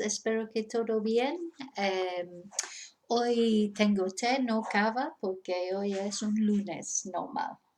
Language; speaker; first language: Spanish; non-native, fluent; English